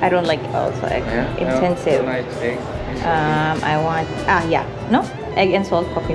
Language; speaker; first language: English; non-native, local second language; Filipino